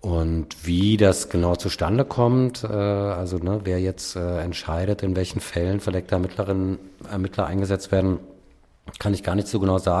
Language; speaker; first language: German; native; German